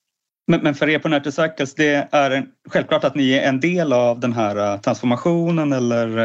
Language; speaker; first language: Swedish; native; Swedish